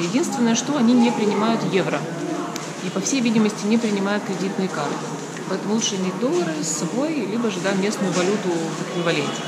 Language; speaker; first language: Russian; native; Russian